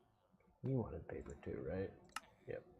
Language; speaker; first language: English; native; English